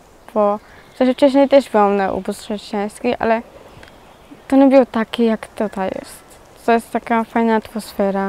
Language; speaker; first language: Polish; early bilingual, other home language; Georgian